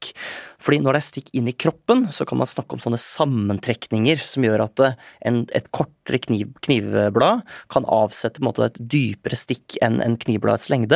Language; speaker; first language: Norwegian; native; Norwegian